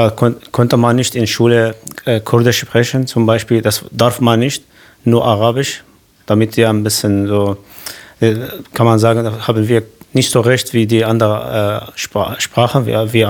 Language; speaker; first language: German; non-native, learner; Kurdish